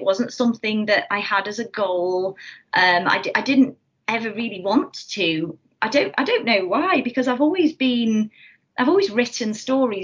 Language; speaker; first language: English; native; English